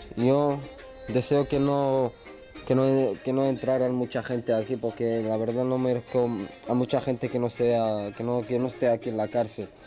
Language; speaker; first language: Spanish; early bilingual, other home language; Arabic